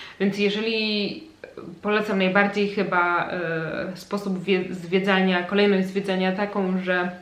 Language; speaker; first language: Polish; native; Polish